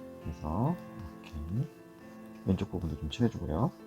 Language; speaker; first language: Korean; native; Korean